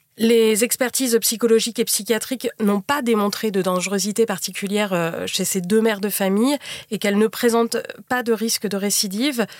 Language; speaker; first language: French; native; French